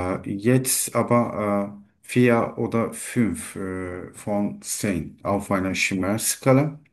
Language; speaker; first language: German; non-native, learner; Turkish